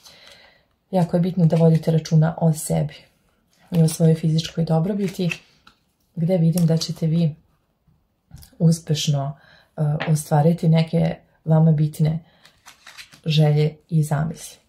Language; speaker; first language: Serbian; native; Serbian